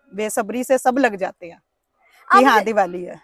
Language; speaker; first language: Hindi; native; Hindi